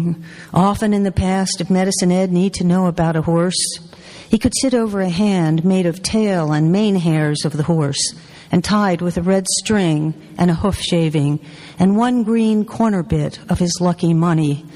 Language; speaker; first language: English; native; English